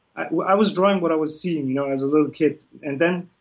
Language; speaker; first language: English; early bilingual, other home language; Kurdish